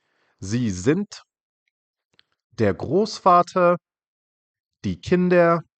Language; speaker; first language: German; non-native, fluent; English